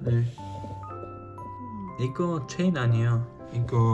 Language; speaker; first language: Korean; non-native, learner; Polish